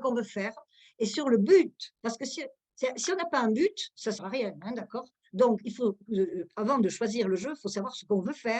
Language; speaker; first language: French; native; French